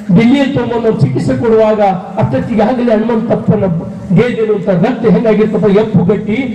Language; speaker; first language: Kannada; native; Kannada